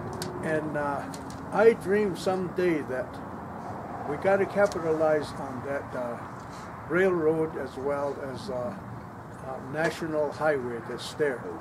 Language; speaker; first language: English; non-native, local second language; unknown